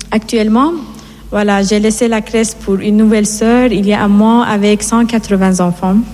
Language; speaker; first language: French; non-native, fluent; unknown